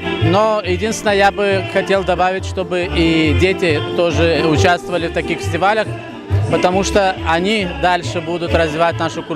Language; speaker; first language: Russian; non-native, local second language; Gagauz